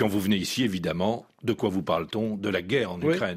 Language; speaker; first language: French; native; French